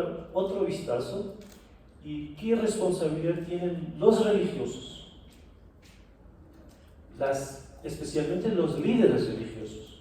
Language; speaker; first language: Spanish; non-native, fluent; Persian